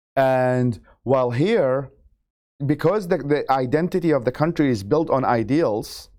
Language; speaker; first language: English; non-native, fluent; Arabic